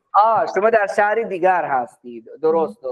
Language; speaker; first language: Persian; non-native, fluent; Urdu